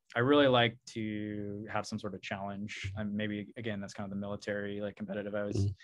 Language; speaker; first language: English; native; English